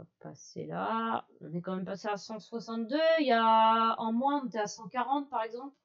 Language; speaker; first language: French; native; French